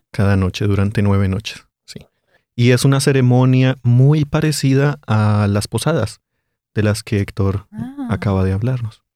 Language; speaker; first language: Spanish; native; Spanish